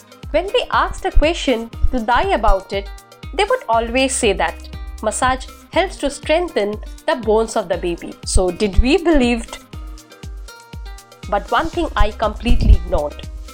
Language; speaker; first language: English; non-native, local second language; Bangla